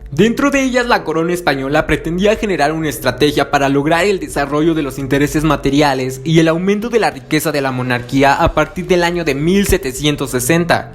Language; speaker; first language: Spanish; native; Spanish